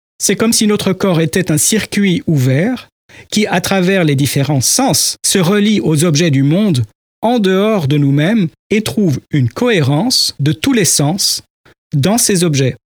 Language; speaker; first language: French; native; French